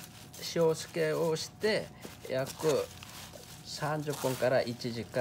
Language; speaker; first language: Japanese; non-native, fluent; Korean